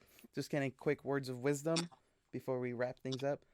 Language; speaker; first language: English; native; English